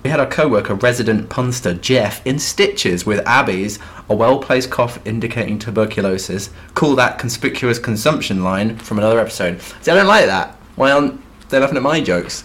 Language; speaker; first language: English; native; English